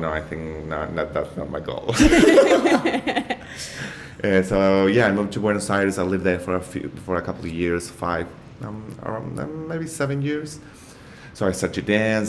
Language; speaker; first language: English; non-native, learner; Spanish